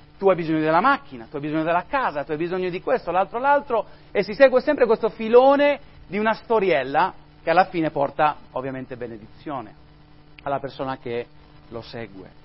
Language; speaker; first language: Italian; non-native, fluent; Spanish